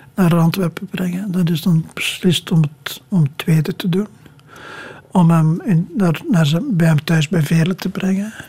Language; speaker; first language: Dutch; native; Dutch